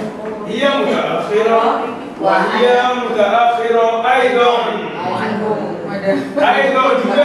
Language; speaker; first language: Arabic; non-native, fluent; Malay